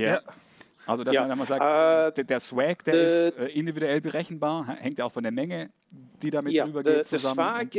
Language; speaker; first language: German; native; German